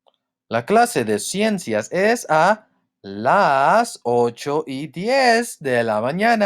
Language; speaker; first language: Spanish; non-native, fluent; English